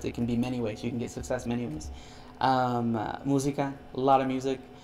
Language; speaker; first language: English; early bilingual, other home language; Spanish